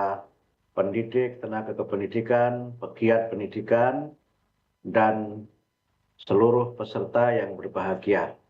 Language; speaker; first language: Indonesian; native; Indonesian